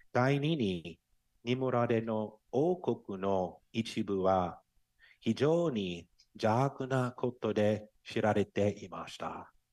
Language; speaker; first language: Japanese; non-native, fluent; English